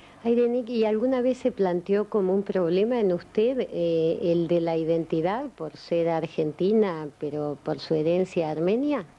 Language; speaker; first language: Spanish; native; Spanish